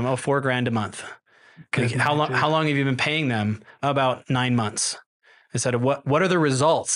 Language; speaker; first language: English; native; English